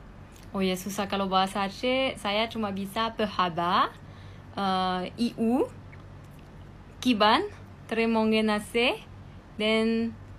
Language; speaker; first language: Indonesian; non-native, learner; French